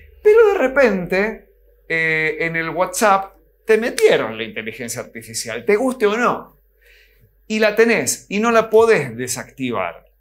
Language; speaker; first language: Spanish; native; Spanish